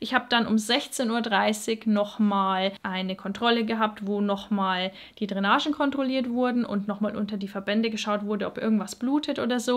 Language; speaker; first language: German; native; German